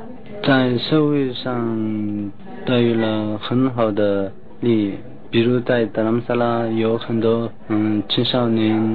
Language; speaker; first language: Chinese; non-native, local second language; Tibetan